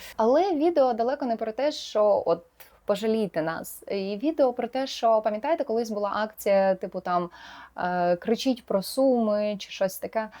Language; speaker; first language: Ukrainian; non-native, local second language; Russian